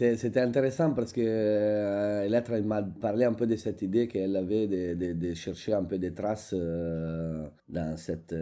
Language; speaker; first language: French; non-native, fluent; Italian